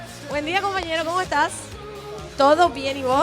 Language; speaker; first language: Spanish; native; Spanish